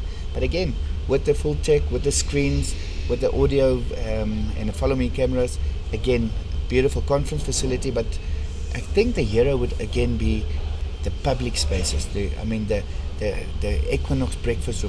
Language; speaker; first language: English; non-native, local second language; Afrikaans